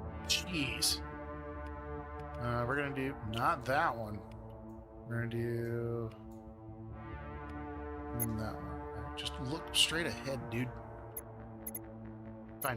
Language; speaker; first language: English; native; English